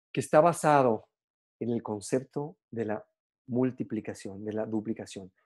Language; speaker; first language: Spanish; native; Spanish